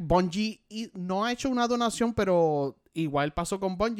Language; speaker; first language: Spanish; native; Spanish